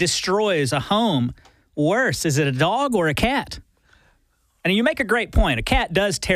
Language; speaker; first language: English; native; English